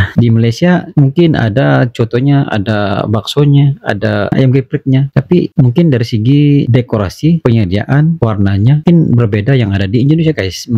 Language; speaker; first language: Malay; native; Malay